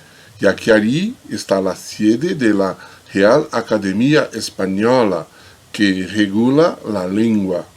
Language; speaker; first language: Spanish; non-native, fluent; Portuguese